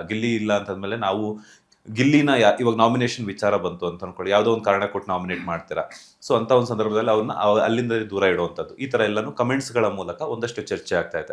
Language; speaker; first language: Kannada; native; Kannada